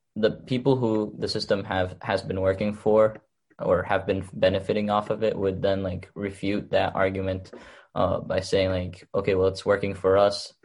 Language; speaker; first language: English; early bilingual, other home language; Arabic